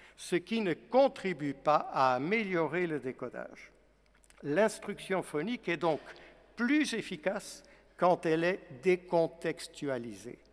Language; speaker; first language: French; non-native, fluent; Portuguese